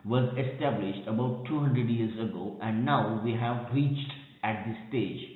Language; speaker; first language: English; non-native, local second language; Marathi